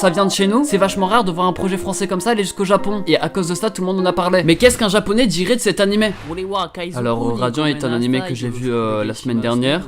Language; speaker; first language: French; native; French